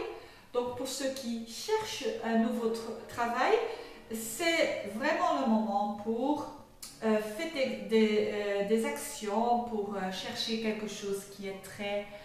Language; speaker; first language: French; non-native, fluent; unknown